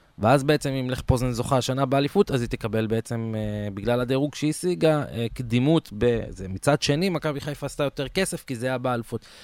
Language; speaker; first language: Hebrew; native; Hebrew